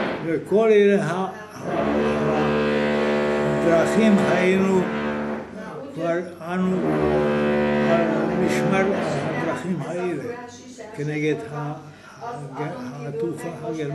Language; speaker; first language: Hebrew; non-native, fluent; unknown